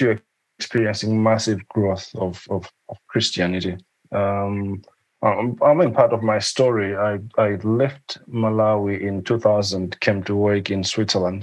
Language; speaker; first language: English; non-native, local second language; Nyanja